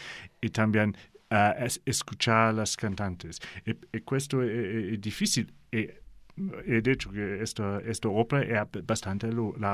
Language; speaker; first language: Spanish; non-native, learner; English